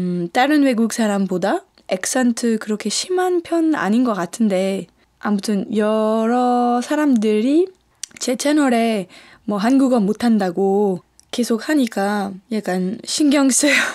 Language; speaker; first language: Korean; non-native, fluent; French